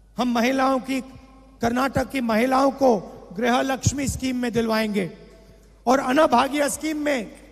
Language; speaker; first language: Hindi; native; Hindi